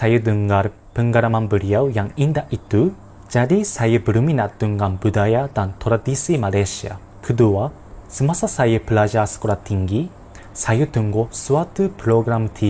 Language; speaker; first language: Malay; non-native, learner; Japanese